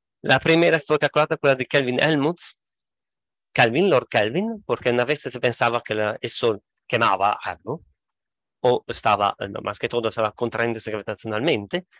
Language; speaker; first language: Spanish; non-native, fluent; Italian